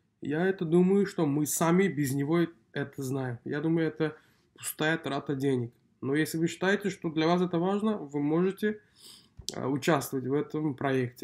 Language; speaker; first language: Russian; non-native, local second language; Uzbek